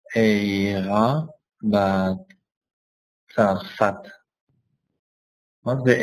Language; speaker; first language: Hebrew; non-native, learner; Spanish